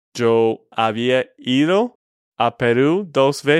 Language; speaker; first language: Spanish; non-native, fluent; English